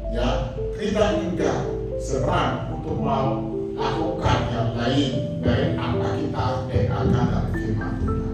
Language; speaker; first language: Indonesian; non-native, fluent; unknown